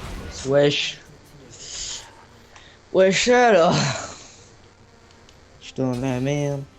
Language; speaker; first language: French; native; French